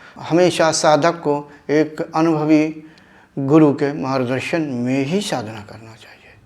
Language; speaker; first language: Hindi; native; Hindi